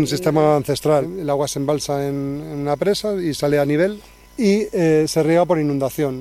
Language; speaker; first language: Spanish; native; Spanish